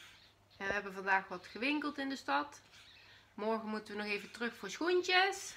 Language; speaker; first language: Dutch; native; Dutch